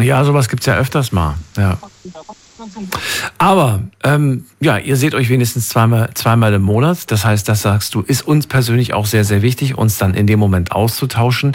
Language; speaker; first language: German; native; German